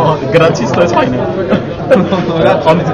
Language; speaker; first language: Polish; non-native, learner; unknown